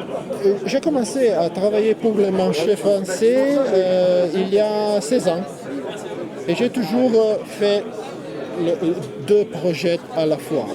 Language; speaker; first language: French; non-native, fluent; Italian